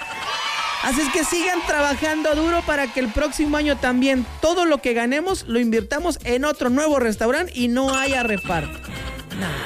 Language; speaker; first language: Spanish; native; Spanish